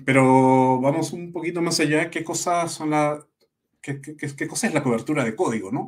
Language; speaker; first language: Spanish; native; Spanish